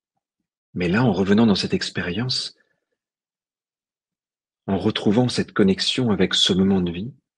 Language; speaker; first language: French; native; French